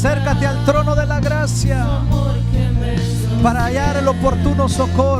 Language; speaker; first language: Spanish; native; Spanish